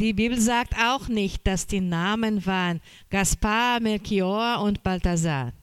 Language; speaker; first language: German; non-native, fluent; Portuguese